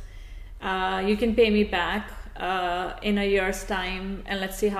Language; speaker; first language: English; non-native, local second language; Hindi